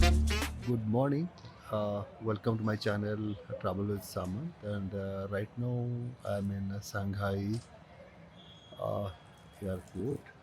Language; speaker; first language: English; non-native, local second language; Hindi